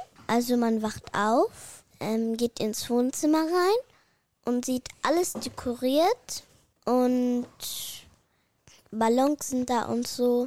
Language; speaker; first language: German; early bilingual, other home language; Arabic